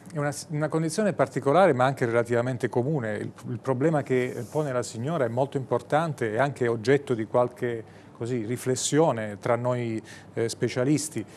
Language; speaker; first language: Italian; native; Italian